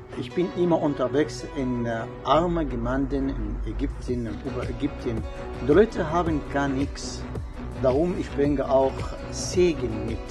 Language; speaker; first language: German; non-native, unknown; Arabic